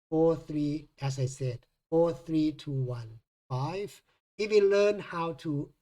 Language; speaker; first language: English; non-native, fluent; Thai